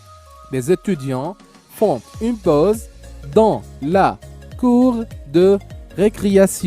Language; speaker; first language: French; non-native, local second language; Arabic